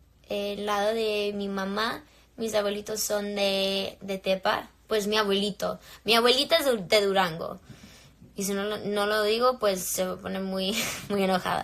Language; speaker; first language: Spanish; early bilingual, heritage; English